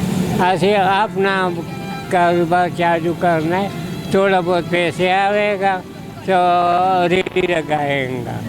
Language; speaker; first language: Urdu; non-native, local second language; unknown